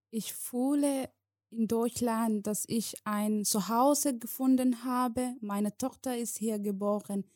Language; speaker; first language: German; non-native, learner; Somali